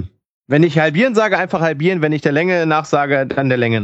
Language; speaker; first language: German; native; German